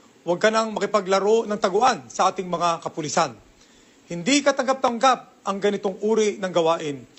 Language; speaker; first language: Filipino; native; Filipino